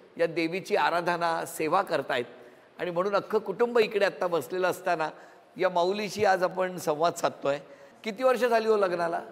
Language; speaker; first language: Marathi; native; Marathi